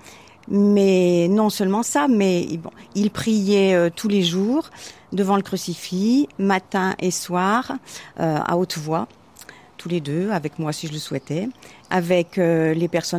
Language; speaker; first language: French; native; French